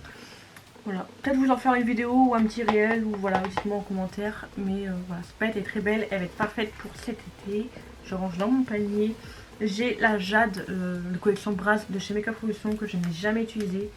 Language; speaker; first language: French; native; French